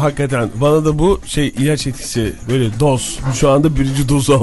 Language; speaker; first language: Turkish; native; Turkish